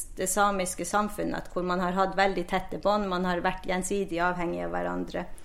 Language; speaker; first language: Norwegian; non-native, local second language; Northern Sami